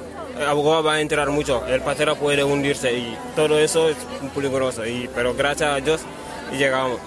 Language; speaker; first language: Spanish; non-native, learner; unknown